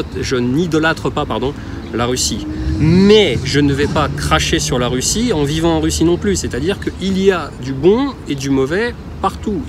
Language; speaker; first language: French; native; French